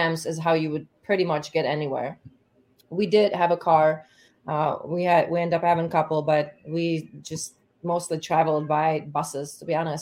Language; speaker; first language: English; non-native, fluent; Czech